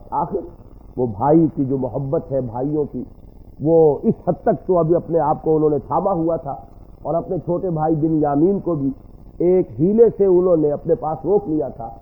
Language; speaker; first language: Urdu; native; Urdu